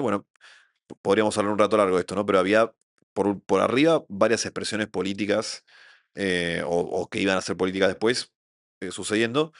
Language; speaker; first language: Spanish; native; Spanish